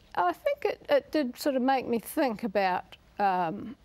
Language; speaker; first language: English; native; English